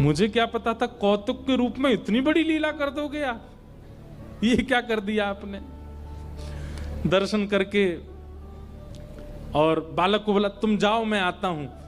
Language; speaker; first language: Hindi; native; Hindi